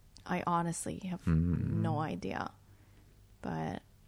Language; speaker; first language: English; non-native, fluent; Japanese